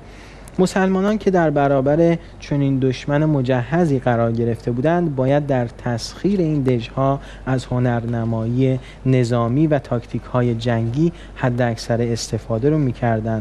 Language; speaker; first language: Persian; native; Persian